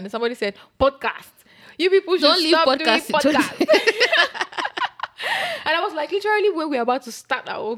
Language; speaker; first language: English; non-native, local second language; Yoruba